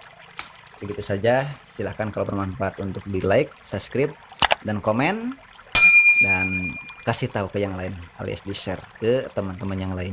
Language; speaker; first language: Indonesian; non-native, local second language; Sundanese